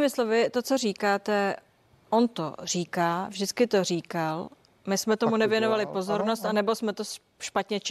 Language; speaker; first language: Czech; native; Czech